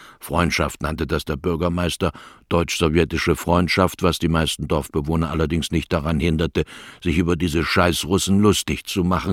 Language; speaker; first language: German; native; German